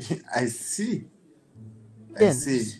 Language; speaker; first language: English; non-native, learner; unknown